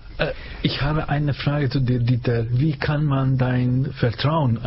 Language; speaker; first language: German; non-native, fluent; Hungarian